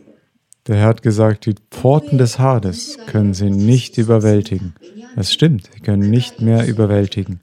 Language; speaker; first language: German; non-native, fluent; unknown